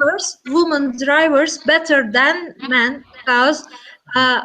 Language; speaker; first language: English; non-native, learner; Turkish